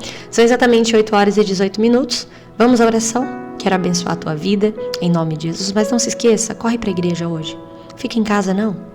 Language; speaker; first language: Portuguese; native; Portuguese